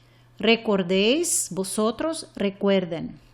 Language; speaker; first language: Spanish; non-native, fluent; English